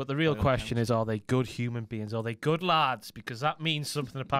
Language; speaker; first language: English; native; English